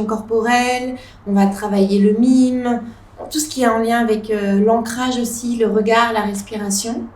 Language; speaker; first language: French; native; French